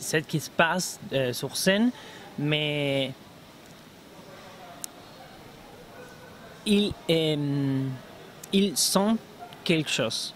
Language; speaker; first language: French; non-native, learner; Spanish